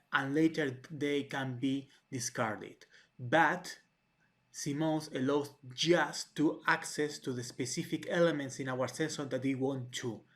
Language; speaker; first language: English; non-native, fluent; Spanish